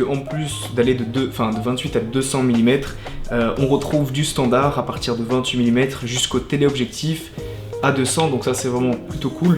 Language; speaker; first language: French; native; French